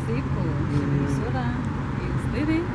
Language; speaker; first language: Spanish; non-native, learner; Haitian Creole